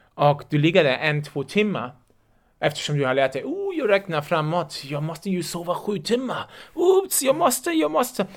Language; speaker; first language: Swedish; non-native, fluent; German